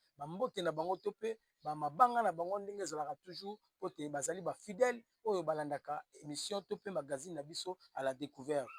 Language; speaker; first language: Lingala; native; Lingala